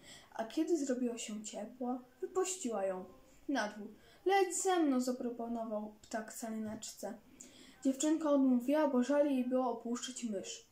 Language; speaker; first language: Polish; native; Polish